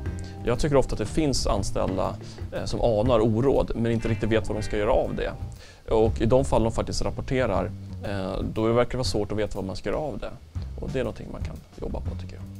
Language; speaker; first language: Swedish; native; Swedish